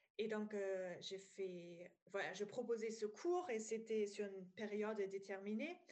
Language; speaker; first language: French; non-native, fluent; German